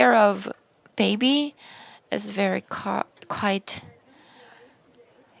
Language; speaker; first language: English; non-native, learner; Korean